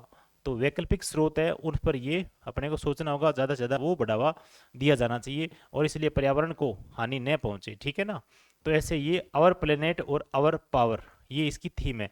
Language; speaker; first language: Hindi; native; Hindi